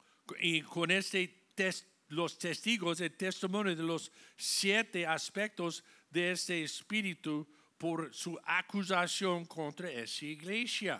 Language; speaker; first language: Spanish; non-native, fluent; English